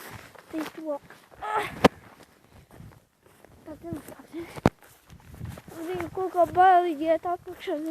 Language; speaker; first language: Latvian; non-native, local second language; Russian